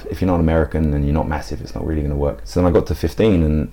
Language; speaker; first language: English; native; English